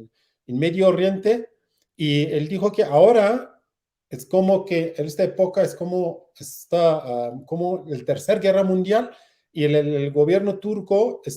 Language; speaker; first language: Spanish; non-native, learner; Kurdish